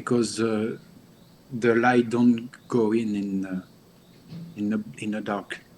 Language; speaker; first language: English; non-native, learner; French